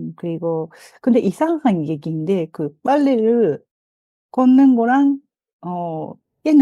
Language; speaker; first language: Korean; non-native, fluent; Japanese